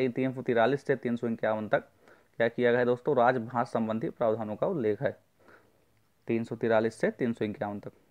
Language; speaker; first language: Hindi; native; Hindi